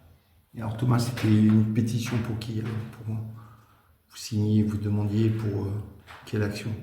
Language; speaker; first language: French; native; French